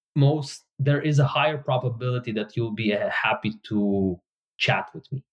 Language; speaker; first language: English; non-native, fluent; Hebrew